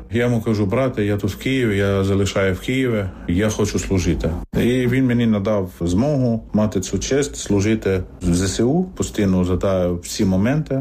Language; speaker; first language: Ukrainian; non-native, fluent; Arabic